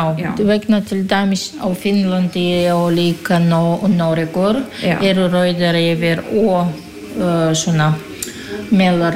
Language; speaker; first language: Icelandic; non-native, learner; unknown